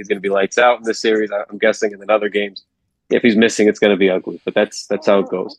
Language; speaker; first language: English; native; English